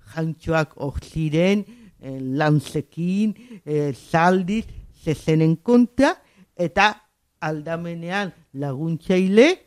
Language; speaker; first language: Basque; native; Basque